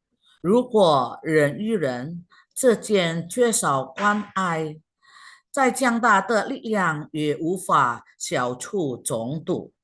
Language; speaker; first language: Chinese; non-native, fluent; Indonesian